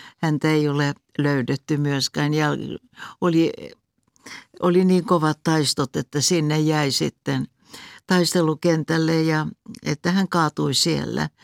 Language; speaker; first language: Finnish; non-native, local second language; Swedish